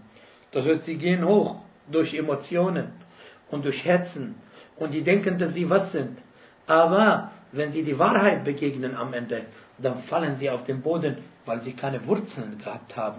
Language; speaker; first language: German; non-native, fluent; Arabic